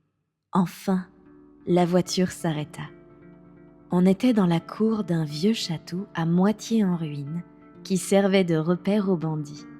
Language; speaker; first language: French; native; French